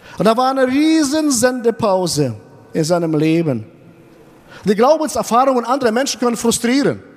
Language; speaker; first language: German; non-native, fluent; Russian